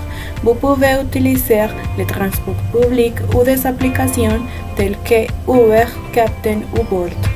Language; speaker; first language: French; non-native, learner; Spanish